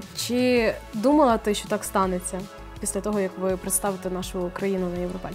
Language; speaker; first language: Ukrainian; native; Ukrainian